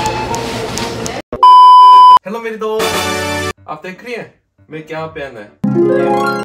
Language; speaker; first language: Hindi; non-native, learner; Korean